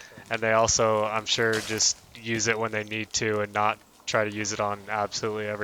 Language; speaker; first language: English; native; English